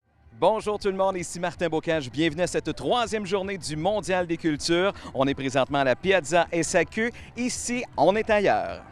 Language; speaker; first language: French; native; French